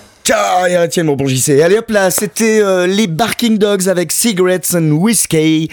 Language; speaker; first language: French; native; French